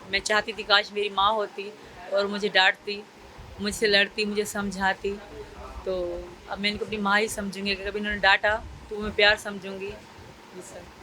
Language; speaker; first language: Urdu; non-native, local second language; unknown